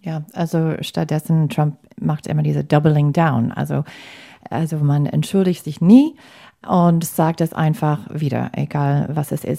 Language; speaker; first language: German; non-native, fluent; English